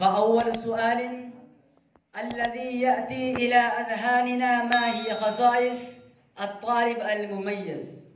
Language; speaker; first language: Arabic; non-native, learner; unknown